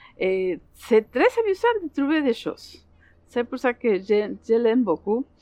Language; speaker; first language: French; non-native, learner; Spanish